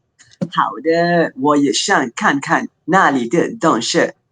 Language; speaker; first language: Chinese; non-native, learner; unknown